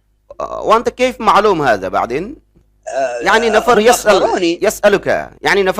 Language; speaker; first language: Arabic; non-native, learner; Bangla